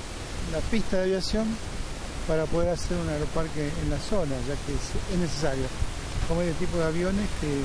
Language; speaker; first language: Spanish; native; Spanish